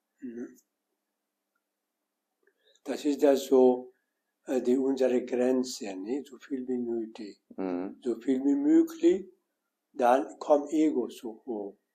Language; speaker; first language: German; non-native, learner; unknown